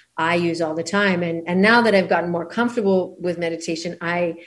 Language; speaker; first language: English; native; English